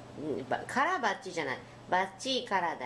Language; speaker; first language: Japanese; native; Japanese